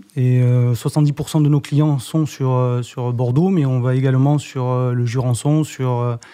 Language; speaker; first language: French; native; French